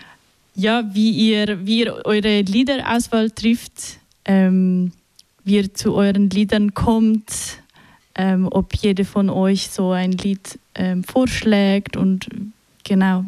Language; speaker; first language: German; native; German